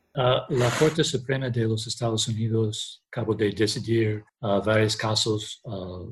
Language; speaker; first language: Spanish; non-native, learner; English